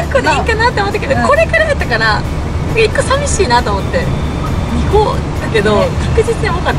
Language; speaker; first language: Japanese; native; Japanese